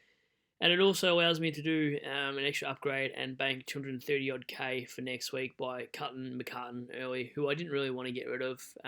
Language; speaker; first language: English; native; English